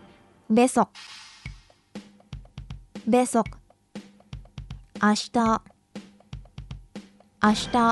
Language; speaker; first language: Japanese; non-native, fluent; Indonesian